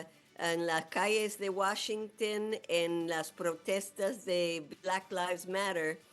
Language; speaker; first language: Spanish; non-native, fluent; English